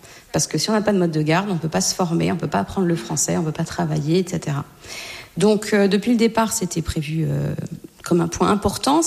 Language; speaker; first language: French; native; French